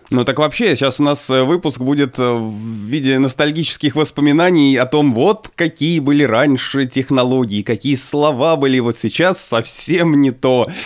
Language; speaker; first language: Russian; native; Russian